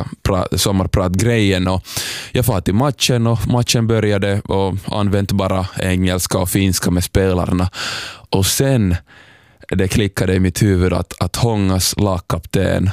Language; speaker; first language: Swedish; non-native, local second language; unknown